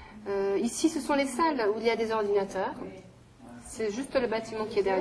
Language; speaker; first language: French; native; French